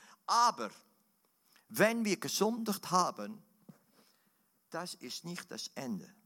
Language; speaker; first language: German; non-native, learner; Dutch